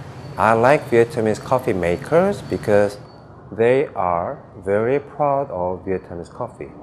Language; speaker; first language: English; non-native, fluent; Korean